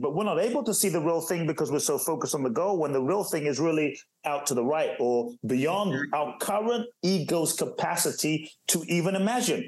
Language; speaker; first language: English; native; English